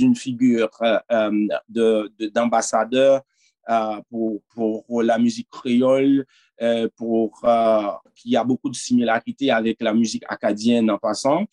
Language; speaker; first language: French; non-native, local second language; Haitian Creole